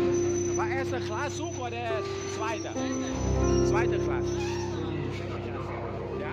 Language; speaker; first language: German; non-native, learner; Thai